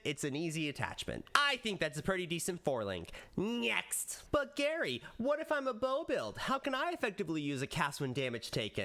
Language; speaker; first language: English; native; English